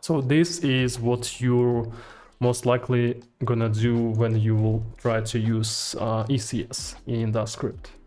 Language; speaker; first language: English; non-native, fluent; Russian